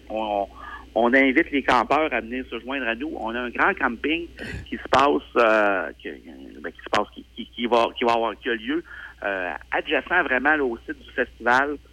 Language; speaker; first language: French; native; French